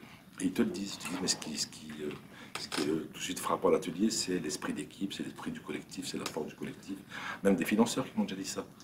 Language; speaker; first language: French; native; French